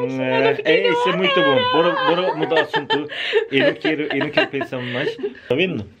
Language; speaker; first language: Portuguese; non-native, learner; Turkish